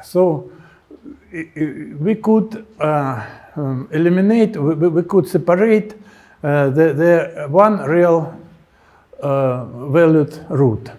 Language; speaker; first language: English; non-native, fluent; Russian